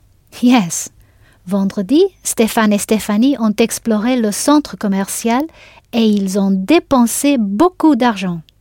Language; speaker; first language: French; non-native, fluent; English